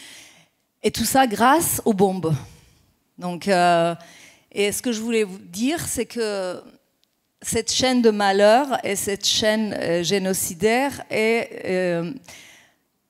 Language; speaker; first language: French; non-native, fluent; Persian